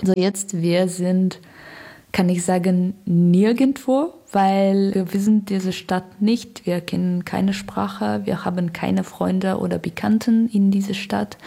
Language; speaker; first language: German; non-native, learner; Russian